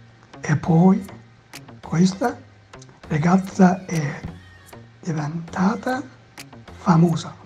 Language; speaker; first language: Italian; non-native, learner; Persian